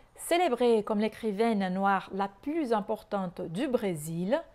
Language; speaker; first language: French; non-native, fluent; Portuguese